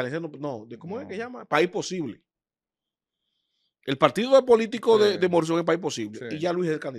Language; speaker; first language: Spanish; native; Spanish